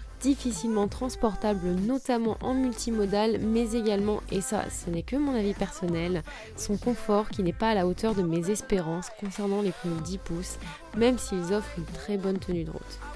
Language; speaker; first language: French; native; French